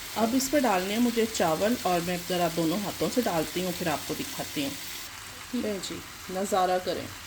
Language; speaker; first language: Urdu; non-native, local second language; Punjabi